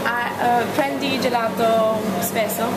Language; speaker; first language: Italian; non-native, learner; English